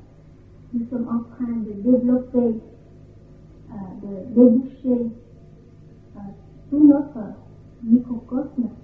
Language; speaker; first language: French; non-native, fluent; Vietnamese